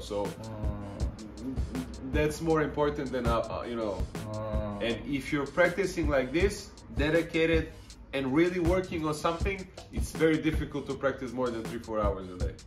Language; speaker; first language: English; non-native, fluent; Serbian